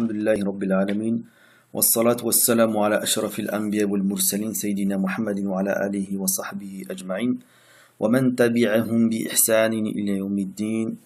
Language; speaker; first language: Arabic; non-native, fluent; French